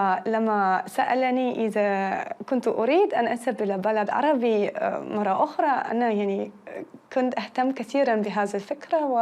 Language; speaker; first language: Arabic; non-native, fluent; German